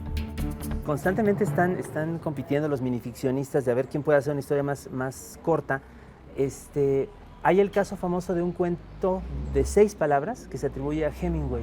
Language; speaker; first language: Spanish; native; Spanish